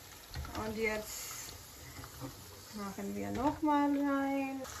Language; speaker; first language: German; non-native, learner; Urdu